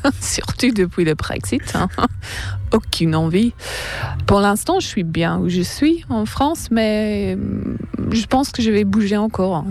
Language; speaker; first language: French; non-native, fluent; English